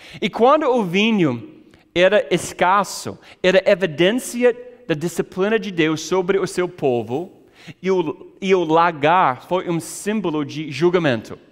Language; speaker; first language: Portuguese; non-native, fluent; English